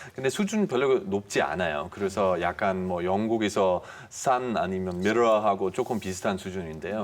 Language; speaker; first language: Korean; non-native, fluent; German